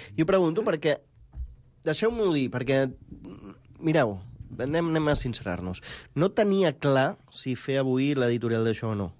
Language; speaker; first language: Catalan; native; Catalan